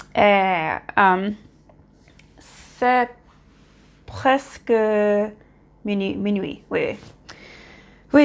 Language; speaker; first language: French; non-native, learner; English